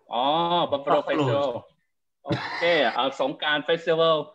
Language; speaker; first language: English; non-native, learner; Thai